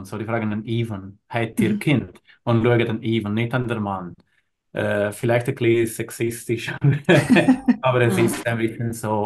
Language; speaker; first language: German; non-native, learner; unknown